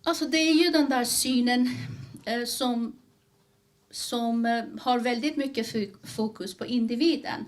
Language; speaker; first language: Swedish; early bilingual, other home language; Persian